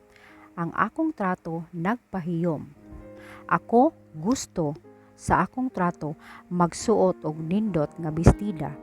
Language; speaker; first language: Cebuano; non-native, learner; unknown